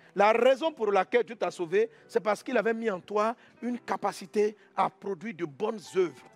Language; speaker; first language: French; non-native, local second language; Dyula